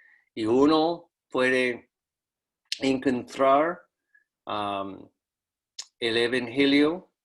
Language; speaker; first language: Spanish; non-native, fluent; English